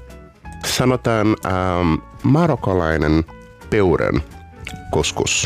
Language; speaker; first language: Finnish; non-native, learner; Portuguese